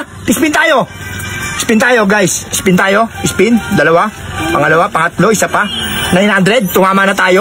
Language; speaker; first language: Filipino; native; Filipino